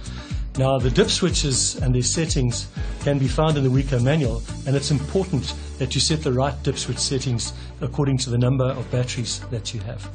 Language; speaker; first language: English; native; English